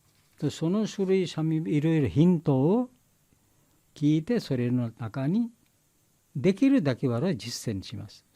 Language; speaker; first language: Japanese; non-native, learner; Bangla